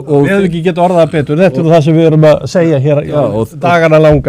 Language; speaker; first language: Icelandic; native; Icelandic